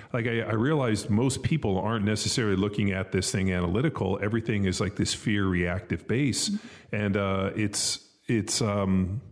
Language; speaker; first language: English; native; English